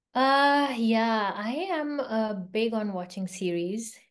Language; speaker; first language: English; non-native, local second language; Hindi